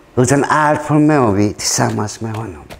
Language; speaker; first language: Swedish; non-native, fluent; Spanish